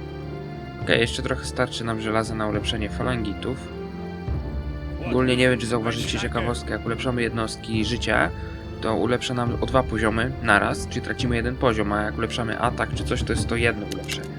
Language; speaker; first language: Polish; native; Polish